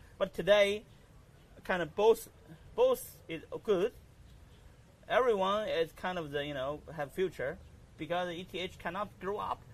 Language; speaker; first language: English; non-native, learner; Chinese